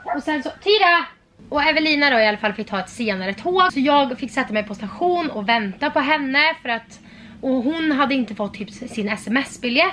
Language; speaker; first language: Swedish; native; Swedish